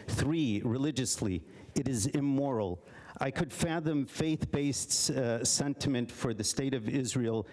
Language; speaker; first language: English; early bilingual, other home language; Arabic